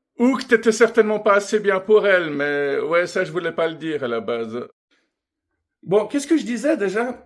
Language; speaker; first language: French; early bilingual, other home language; Persian